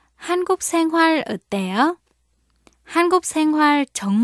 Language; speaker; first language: Korean; non-native, fluent; Vietnamese